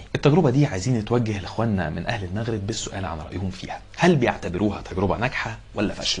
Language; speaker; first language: Arabic; native; Arabic